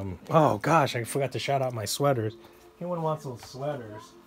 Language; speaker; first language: English; native; English